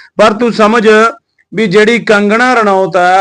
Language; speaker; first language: Punjabi; native; Punjabi